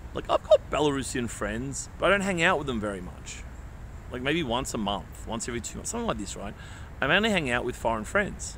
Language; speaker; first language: English; native; English